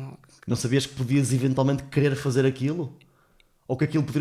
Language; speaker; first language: Portuguese; native; Portuguese